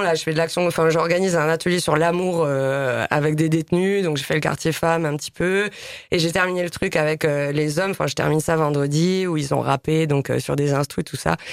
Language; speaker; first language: French; native; French